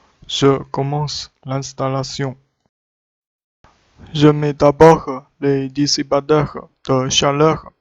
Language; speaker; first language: French; non-native, learner; Chinese